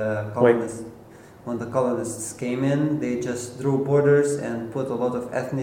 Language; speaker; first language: English; non-native, fluent; Arabic